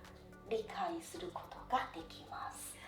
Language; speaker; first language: Japanese; non-native, fluent; Chinese